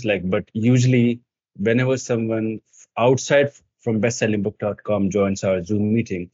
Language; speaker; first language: English; non-native, local second language; Hindi